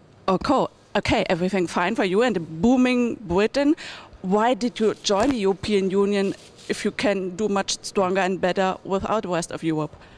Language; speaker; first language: English; non-native, fluent; German